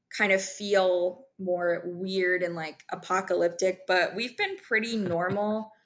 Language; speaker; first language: English; native; English